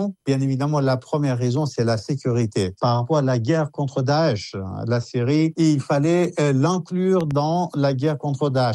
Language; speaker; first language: French; non-native, fluent; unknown